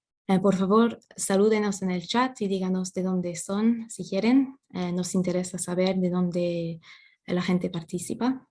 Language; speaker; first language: Spanish; non-native, fluent; English